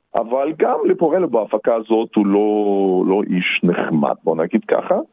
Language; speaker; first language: Hebrew; non-native, fluent; Russian